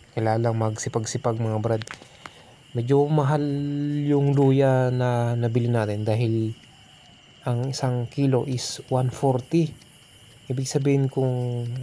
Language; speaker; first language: Filipino; non-native, local second language; Iloko